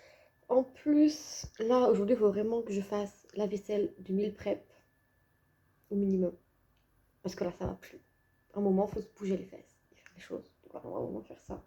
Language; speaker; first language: French; native; French